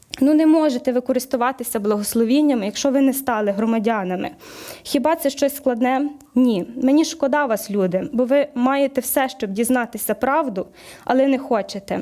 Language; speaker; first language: Ukrainian; native; Ukrainian